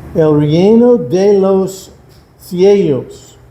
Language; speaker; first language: Spanish; non-native, learner; English